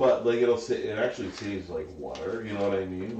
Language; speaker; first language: English; native; English